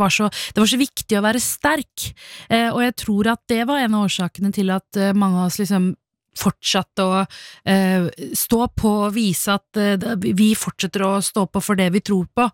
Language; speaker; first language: Norwegian; early bilingual, other home language; Tamil